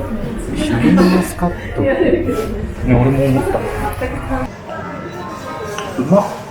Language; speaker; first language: Japanese; native; Japanese